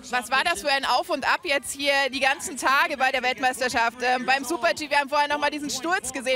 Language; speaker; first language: German; native; German